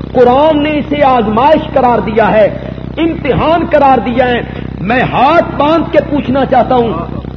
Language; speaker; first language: Urdu; non-native, local second language; Punjabi